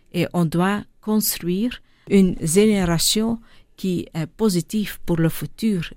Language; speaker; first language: French; non-native, local second language; Dutch